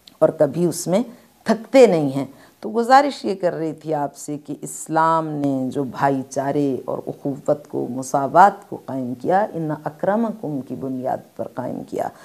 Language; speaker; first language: Urdu; native; Urdu